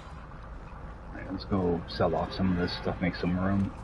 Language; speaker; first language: English; native; English